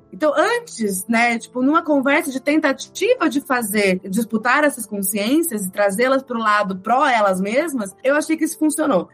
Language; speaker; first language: Portuguese; native; Portuguese